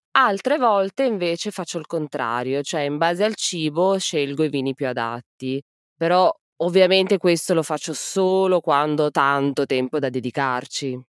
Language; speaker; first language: Italian; native; Italian